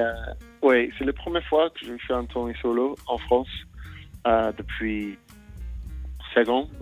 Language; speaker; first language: French; non-native, fluent; English